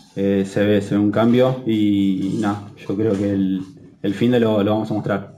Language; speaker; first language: Spanish; native; Spanish